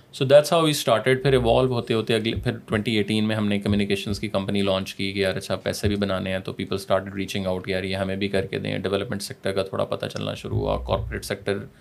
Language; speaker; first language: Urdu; native; Urdu